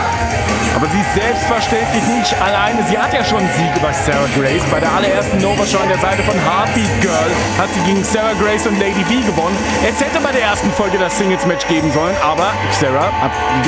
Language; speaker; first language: German; native; German